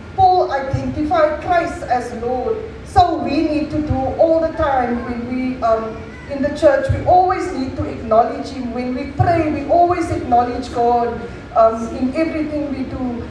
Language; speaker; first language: English; non-native, local second language; Afrikaans